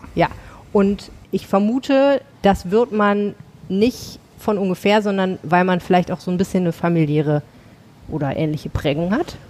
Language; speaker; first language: German; native; German